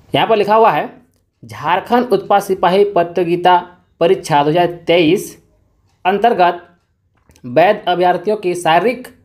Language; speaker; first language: Hindi; native; Hindi